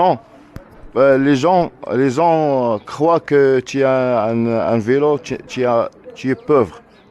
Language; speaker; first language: French; non-native, learner; Arabic